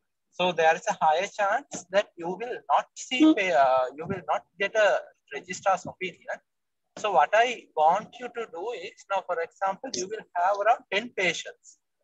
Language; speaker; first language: English; non-native, local second language; Sinhala